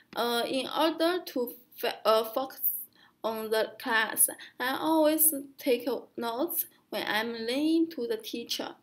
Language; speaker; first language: English; non-native, learner; Chinese